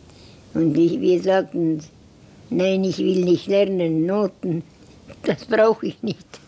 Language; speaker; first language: German; non-native, learner; Estonian